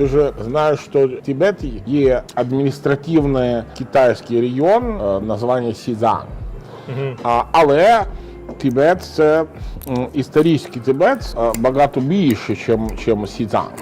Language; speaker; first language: Ukrainian; non-native, learner; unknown